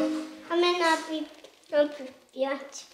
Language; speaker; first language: Italian; non-native, learner; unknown